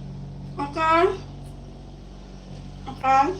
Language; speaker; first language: Indonesian; native; Indonesian